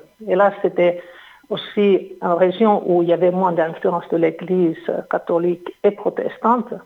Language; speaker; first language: French; non-native, fluent; Finnish